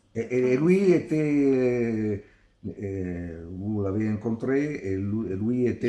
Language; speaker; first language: French; non-native, learner; Italian